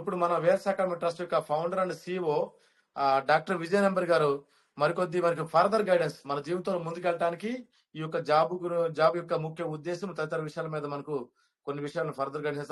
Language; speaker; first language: Telugu; native; Telugu